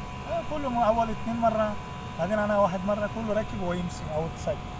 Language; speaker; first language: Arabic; non-native, learner; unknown